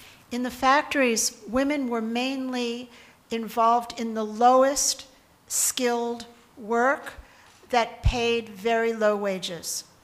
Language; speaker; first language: English; native; English